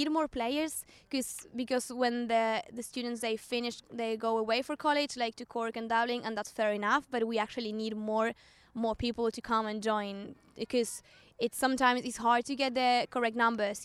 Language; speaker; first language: English; non-native, fluent; Spanish